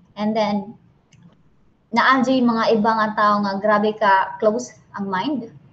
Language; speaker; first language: Filipino; non-native, local second language; Cebuano